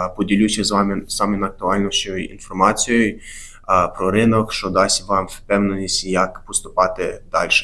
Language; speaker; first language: Ukrainian; early bilingual, heritage; Ukrainian